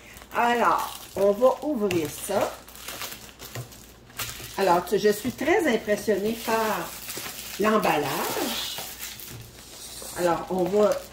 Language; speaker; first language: French; native; French